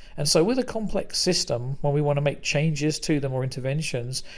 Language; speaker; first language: English; native; English